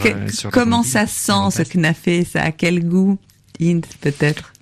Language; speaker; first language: French; native; French